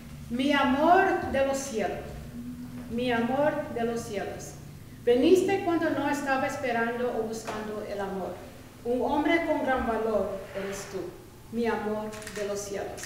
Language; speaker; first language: Spanish; early bilingual, heritage; Spanish